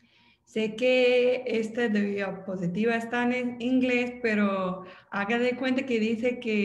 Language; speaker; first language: Spanish; non-native, fluent; English